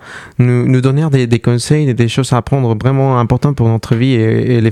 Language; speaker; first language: French; non-native, fluent; Spanish